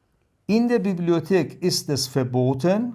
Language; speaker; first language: German; non-native, fluent; Persian